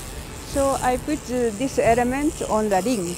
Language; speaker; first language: English; non-native, learner; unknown